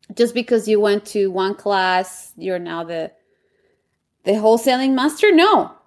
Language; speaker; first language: English; non-native, fluent; Spanish